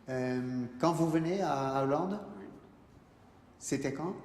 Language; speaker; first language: French; non-native, learner; Dutch